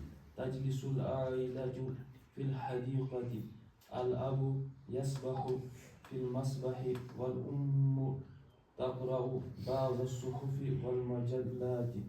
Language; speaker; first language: Arabic; non-native, learner; Urdu